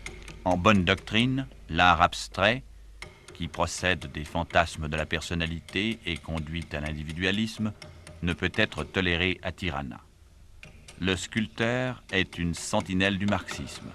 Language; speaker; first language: French; native; French